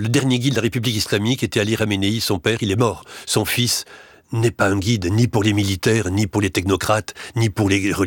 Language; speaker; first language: French; native; French